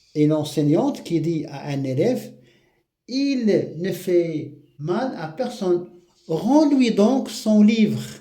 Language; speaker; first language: French; non-native, local second language; Arabic